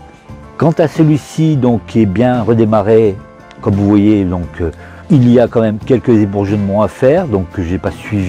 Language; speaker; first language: French; native; French